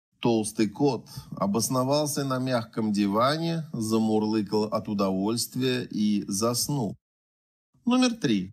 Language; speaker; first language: Russian; native; Russian